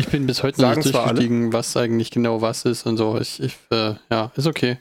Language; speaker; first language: German; native; German